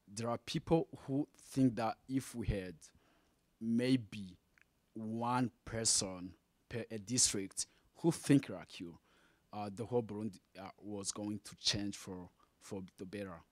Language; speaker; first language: English; non-native, fluent; Rundi